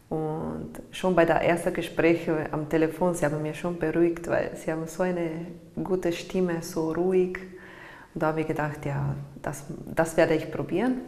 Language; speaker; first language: German; non-native, learner; Italian